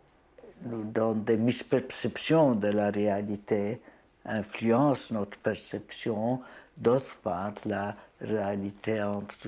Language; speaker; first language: French; non-native, fluent; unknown